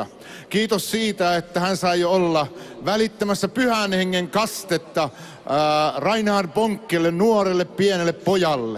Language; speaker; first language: Finnish; native; Finnish